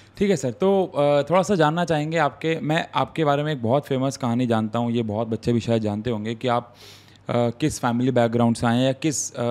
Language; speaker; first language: Hindi; native; Hindi